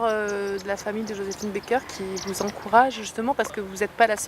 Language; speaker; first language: French; native; French